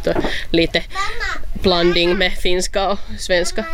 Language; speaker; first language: Swedish; non-native, local second language; Finnish